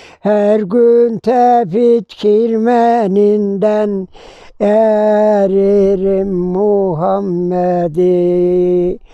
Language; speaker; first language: Turkish; native; Turkish